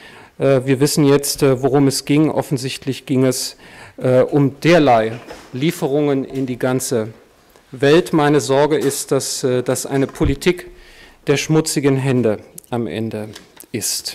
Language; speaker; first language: German; native; German